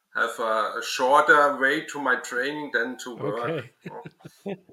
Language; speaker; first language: English; non-native, learner; German